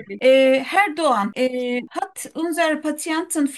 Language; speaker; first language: German; non-native, learner; Turkish